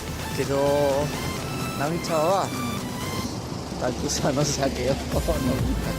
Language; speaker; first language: Japanese; non-native, learner; Spanish